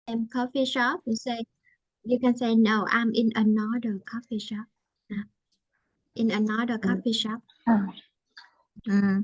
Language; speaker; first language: English; non-native, fluent; Vietnamese